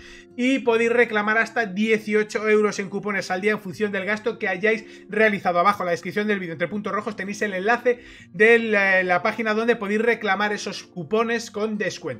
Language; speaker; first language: Spanish; native; Spanish